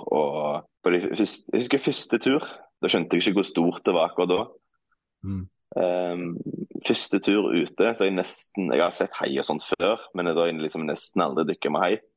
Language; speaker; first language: Norwegian; native; Norwegian